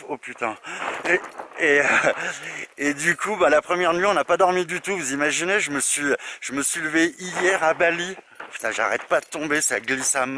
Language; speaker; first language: French; native; French